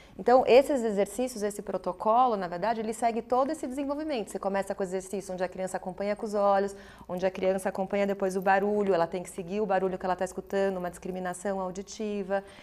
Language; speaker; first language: Portuguese; native; Portuguese